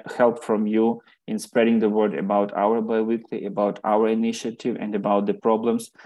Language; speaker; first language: English; non-native, fluent; Ukrainian